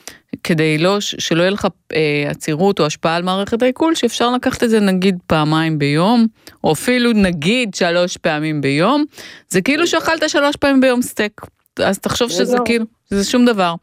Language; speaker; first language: Hebrew; native; Hebrew